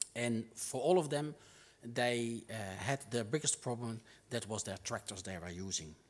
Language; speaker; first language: English; non-native, fluent; Dutch